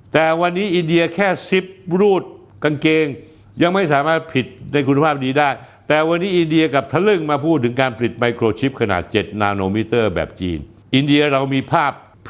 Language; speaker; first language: Thai; native; Thai